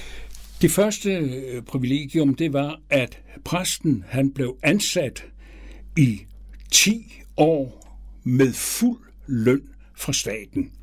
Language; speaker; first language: Danish; native; Danish